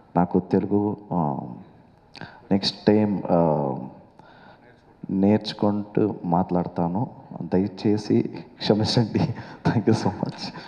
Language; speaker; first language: Telugu; non-native, learner; Kannada